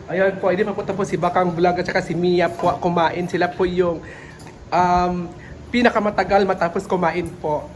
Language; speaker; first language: Filipino; native; Filipino